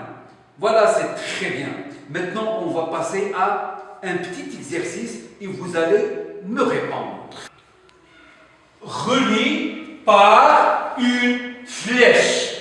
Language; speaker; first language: French; non-native, local second language; Arabic